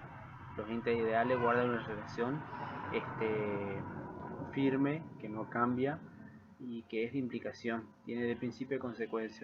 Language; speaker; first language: Spanish; native; Spanish